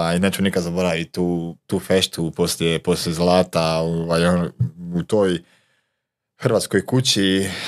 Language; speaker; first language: Croatian; non-native, local second language; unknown